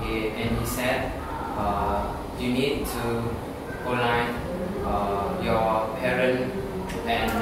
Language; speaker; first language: English; non-native, learner; Vietnamese